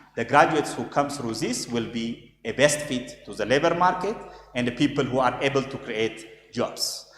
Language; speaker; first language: English; non-native, local second language; Amharic